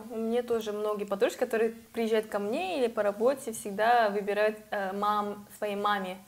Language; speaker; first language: Russian; non-native, fluent; Korean